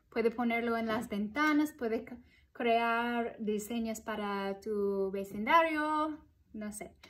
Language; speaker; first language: Spanish; non-native, fluent; English